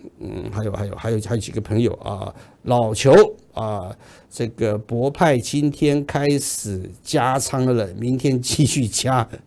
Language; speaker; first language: Chinese; native; Chinese